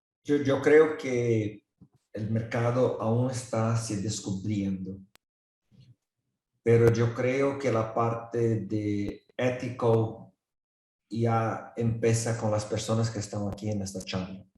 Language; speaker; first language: Spanish; non-native, fluent; Portuguese